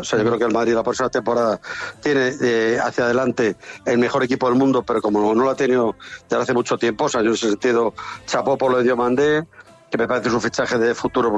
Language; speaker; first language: Spanish; native; Spanish